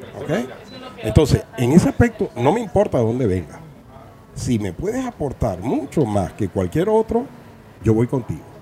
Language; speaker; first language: Spanish; native; Spanish